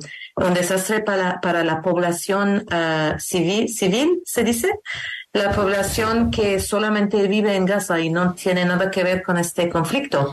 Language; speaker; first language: Spanish; non-native, learner; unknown